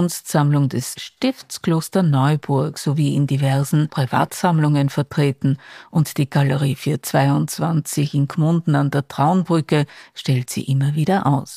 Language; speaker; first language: German; native; German